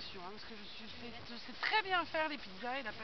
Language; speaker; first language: French; native; French